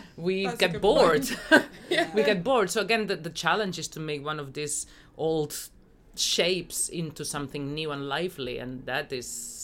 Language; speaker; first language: English; non-native, fluent; Spanish